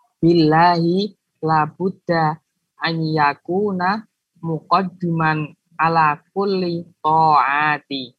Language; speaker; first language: Arabic; non-native, learner; Indonesian